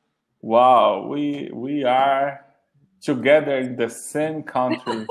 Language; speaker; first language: English; non-native, learner; Portuguese